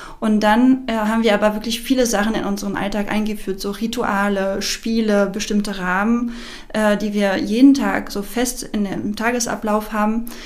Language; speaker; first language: German; non-native, fluent; French